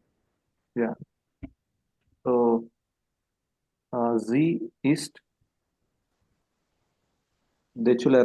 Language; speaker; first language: German; non-native, learner; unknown